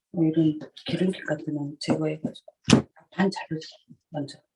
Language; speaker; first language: Korean; native; Korean